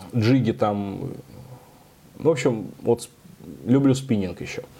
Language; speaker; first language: Russian; native; Russian